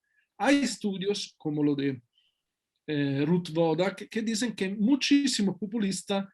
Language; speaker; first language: Spanish; non-native, fluent; Italian